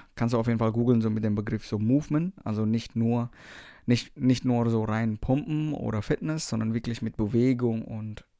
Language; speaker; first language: German; non-native, fluent; Indonesian